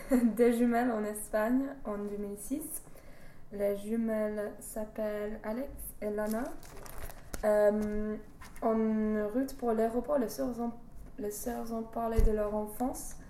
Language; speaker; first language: French; non-native, fluent; English